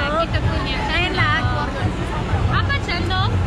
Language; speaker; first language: Indonesian; non-native, learner; English